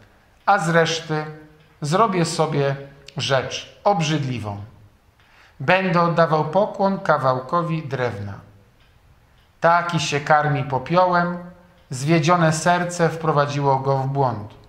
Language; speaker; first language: Polish; native; Polish